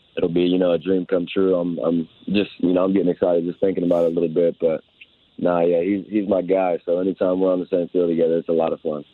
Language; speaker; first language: English; native; English